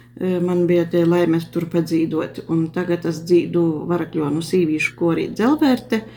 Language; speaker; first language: Latvian; native; Latvian